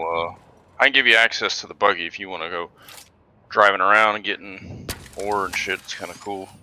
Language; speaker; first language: English; native; English